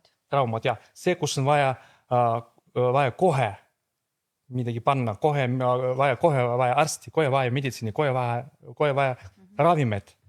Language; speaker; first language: Estonian; non-native, fluent; Russian